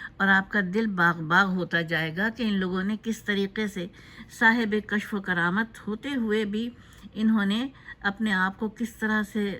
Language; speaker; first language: Urdu; native; Urdu